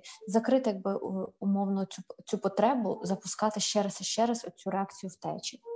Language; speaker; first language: Ukrainian; native; Ukrainian